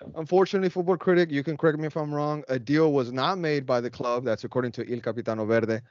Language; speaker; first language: English; native; English